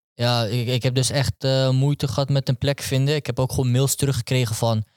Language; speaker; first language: Dutch; early bilingual, other home language; Turkish